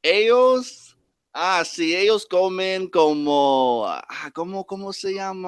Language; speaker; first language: Spanish; non-native, learner; English